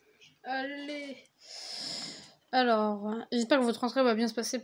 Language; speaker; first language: French; native; French